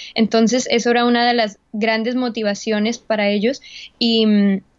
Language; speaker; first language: Spanish; early bilingual, heritage; Spanish